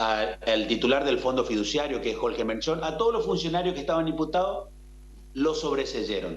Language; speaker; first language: Spanish; native; Spanish